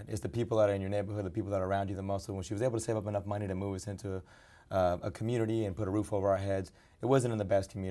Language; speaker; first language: English; early bilingual, other home language; Spanish